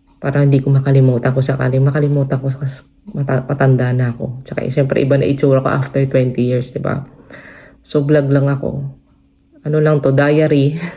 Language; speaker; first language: Filipino; non-native, local second language; Cebuano